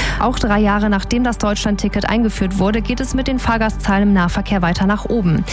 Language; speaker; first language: German; native; German